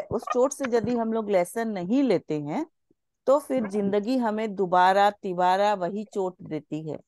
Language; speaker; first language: Hindi; non-native, local second language; Bangla